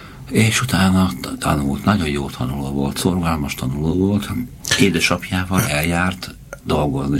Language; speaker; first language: Hungarian; native; Hungarian